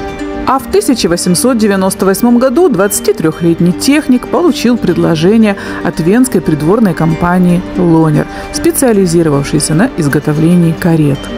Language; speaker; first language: Russian; native; Russian